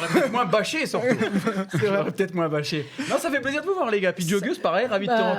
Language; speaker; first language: French; native; French